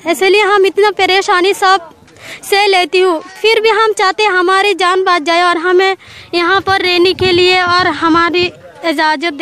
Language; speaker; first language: Hindi; non-native, learner; Rohingya